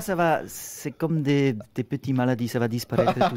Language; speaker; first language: French; non-native, local second language; Swiss German